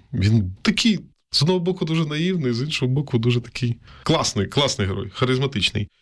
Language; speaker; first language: Ukrainian; non-native, local second language; Russian